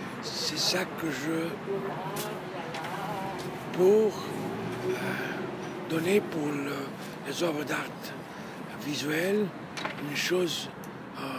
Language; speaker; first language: French; non-native, learner; Portuguese